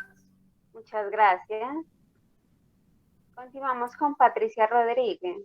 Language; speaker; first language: Spanish; native; Spanish